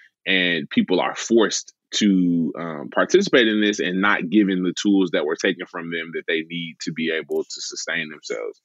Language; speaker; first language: English; native; English